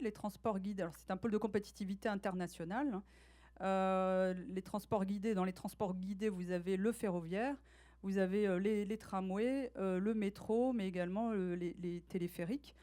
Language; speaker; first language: French; native; French